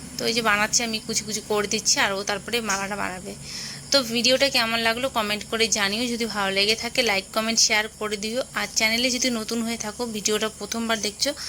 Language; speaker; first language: Bangla; non-native, local second language; Rangpuri